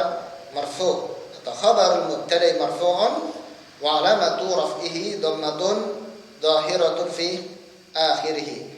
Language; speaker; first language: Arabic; non-native, fluent; Indonesian